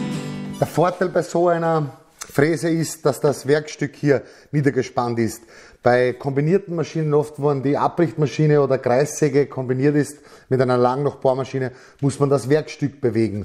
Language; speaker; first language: German; native; German